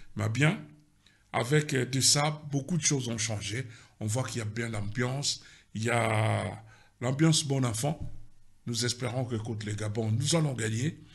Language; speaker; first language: French; non-native, local second language; Lingala